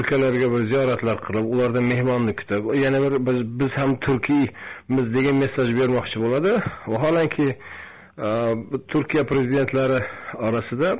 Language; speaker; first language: Turkish; non-native, learner; Uzbek